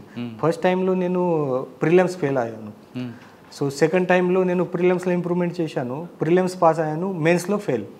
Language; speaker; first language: Telugu; non-native, learner; Marathi